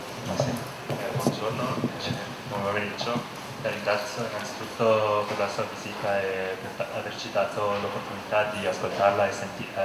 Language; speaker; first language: Italian; non-native, fluent; Korean